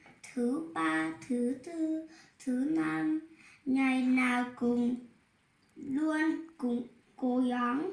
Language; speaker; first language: Vietnamese; early bilingual, heritage; Vietnamese